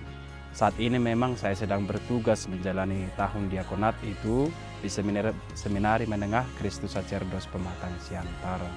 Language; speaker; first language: Indonesian; native; Indonesian